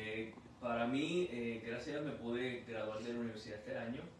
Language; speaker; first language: Spanish; early bilingual, heritage; Spanish